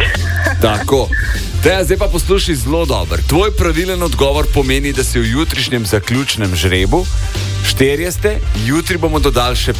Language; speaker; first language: Slovenian; native; Slovenian